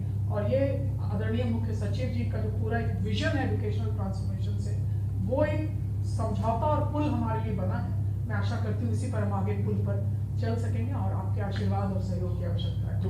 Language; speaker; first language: Hindi; native; Hindi